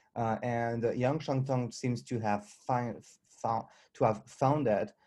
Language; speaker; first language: English; non-native, fluent; French